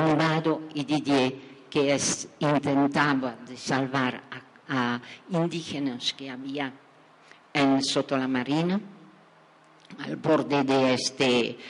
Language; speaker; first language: Spanish; non-native, fluent; French